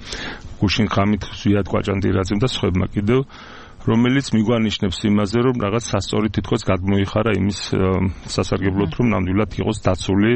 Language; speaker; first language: Georgian; native; Georgian